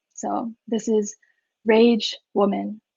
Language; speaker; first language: English; native; English